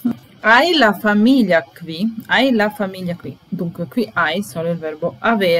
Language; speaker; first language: Italian; non-native, fluent; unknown